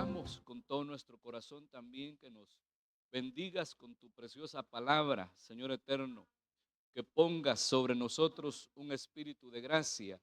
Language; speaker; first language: Spanish; native; Spanish